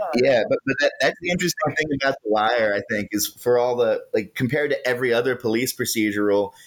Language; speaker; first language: English; native; English